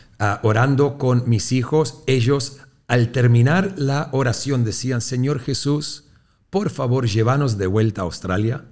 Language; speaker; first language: Spanish; early bilingual, heritage; Spanish